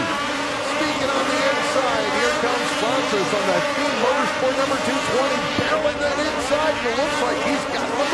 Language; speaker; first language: English; native; English